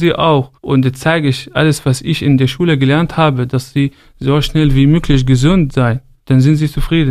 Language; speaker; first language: German; non-native, fluent; Arabic